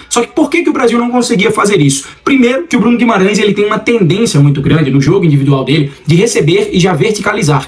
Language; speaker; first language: Portuguese; native; Portuguese